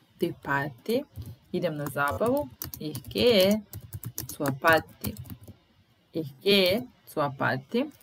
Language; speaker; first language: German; non-native, fluent; Serbian